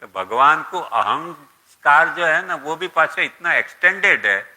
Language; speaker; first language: Hindi; non-native, local second language; Gujarati